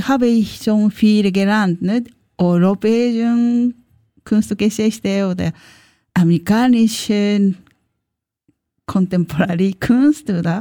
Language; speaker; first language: German; non-native, learner; Japanese